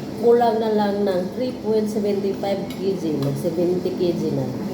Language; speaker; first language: Filipino; non-native, local second language; Northern Hindko